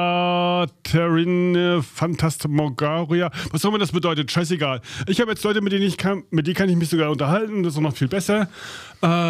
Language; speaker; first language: German; native; German